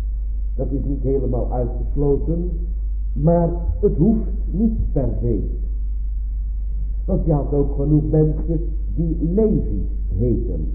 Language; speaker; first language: Dutch; native; Dutch